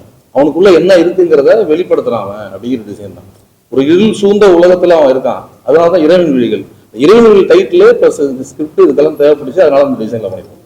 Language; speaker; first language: Tamil; native; Tamil